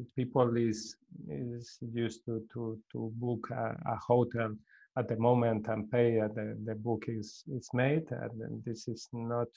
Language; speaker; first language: English; non-native, learner; Spanish